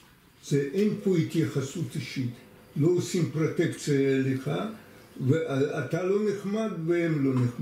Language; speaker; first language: Hebrew; non-native, fluent; Russian